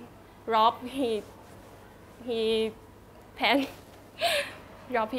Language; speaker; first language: English; non-native, learner; Thai